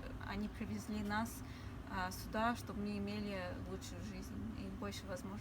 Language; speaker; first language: Russian; early bilingual, heritage; English